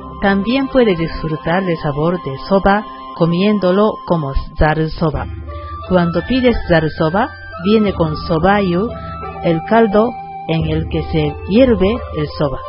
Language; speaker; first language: Spanish; non-native, learner; Japanese